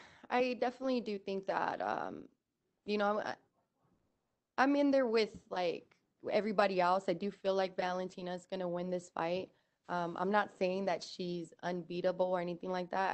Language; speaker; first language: English; early bilingual, other home language; Spanish